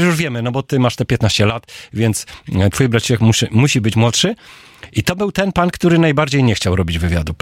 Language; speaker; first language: Polish; native; Polish